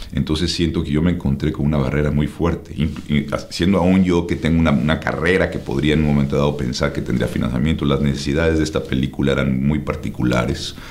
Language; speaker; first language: Spanish; native; Spanish